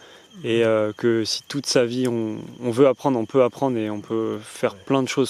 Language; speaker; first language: French; native; French